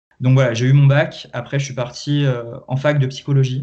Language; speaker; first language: French; native; French